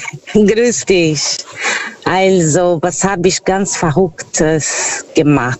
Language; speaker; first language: German; non-native, fluent; Portuguese